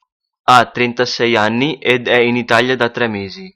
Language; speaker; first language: Italian; non-native, fluent; Punjabi